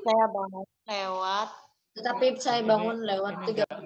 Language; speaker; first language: Indonesian; non-native, learner; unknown